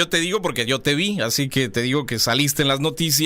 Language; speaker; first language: Spanish; native; Spanish